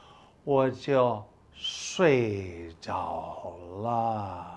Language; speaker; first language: Chinese; non-native, fluent; English